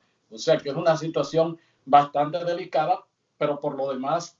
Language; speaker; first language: Spanish; native; Spanish